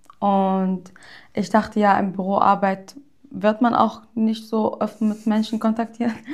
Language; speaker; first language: German; early bilingual, other home language; Arabic